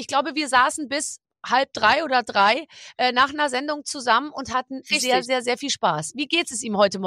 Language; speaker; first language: German; native; German